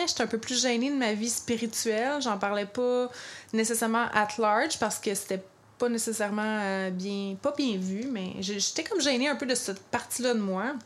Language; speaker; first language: French; native; French